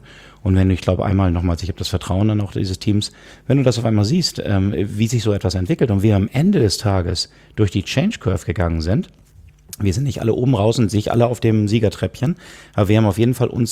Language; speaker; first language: German; native; German